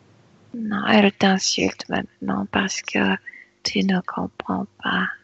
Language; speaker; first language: French; non-native, fluent; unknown